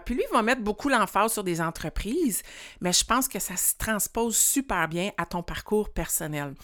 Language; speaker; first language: French; native; French